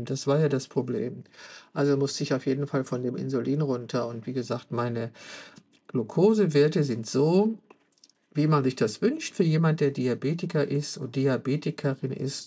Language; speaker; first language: German; native; German